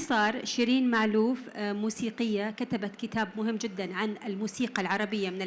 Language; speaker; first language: Arabic; native; Arabic